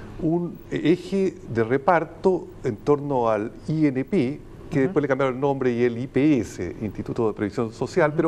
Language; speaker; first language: Spanish; native; Spanish